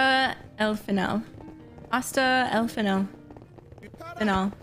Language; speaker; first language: Spanish; non-native, learner; English